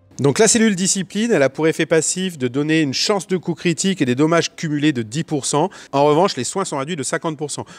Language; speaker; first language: French; native; French